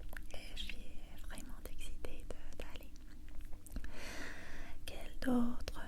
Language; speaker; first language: French; non-native, fluent; English